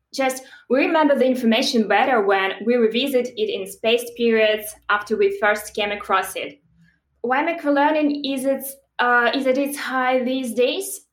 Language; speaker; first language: English; non-native, fluent; Russian